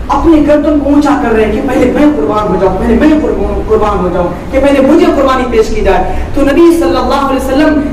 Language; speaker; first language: Urdu; native; Urdu